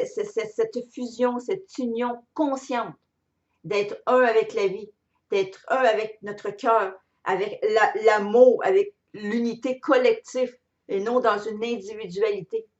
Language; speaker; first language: French; native; French